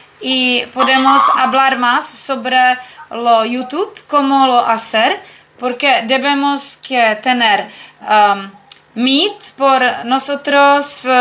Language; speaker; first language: Spanish; non-native, learner; Czech